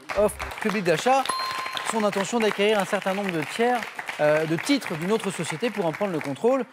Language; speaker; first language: French; native; French